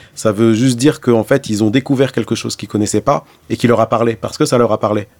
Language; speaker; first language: French; native; French